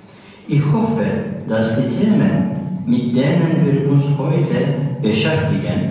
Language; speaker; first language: German; non-native, learner; Turkish